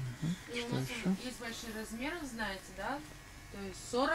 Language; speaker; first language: Russian; native; Russian